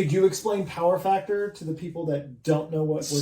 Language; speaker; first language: English; native; English